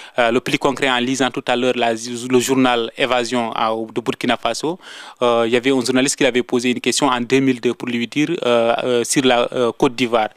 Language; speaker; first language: French; non-native, local second language; Wolof